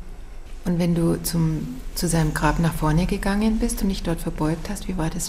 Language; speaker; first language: German; native; German